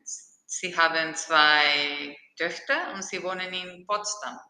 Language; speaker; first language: German; non-native, fluent; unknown